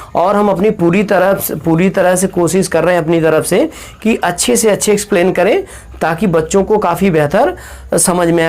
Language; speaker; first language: Hindi; native; Hindi